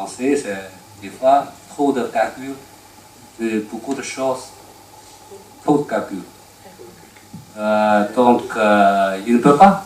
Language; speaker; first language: French; non-native, learner; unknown